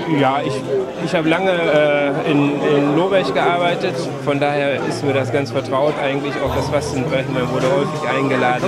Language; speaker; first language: German; native; German